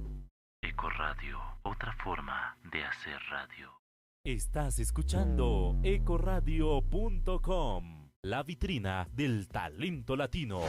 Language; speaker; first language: Spanish; native; Spanish